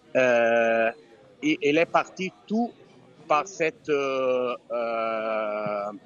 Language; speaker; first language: French; non-native, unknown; Italian